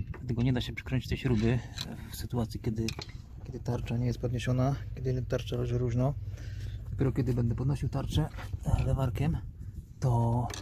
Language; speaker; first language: Polish; native; Polish